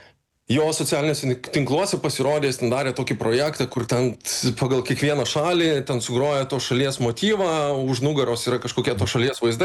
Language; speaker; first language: Lithuanian; native; Lithuanian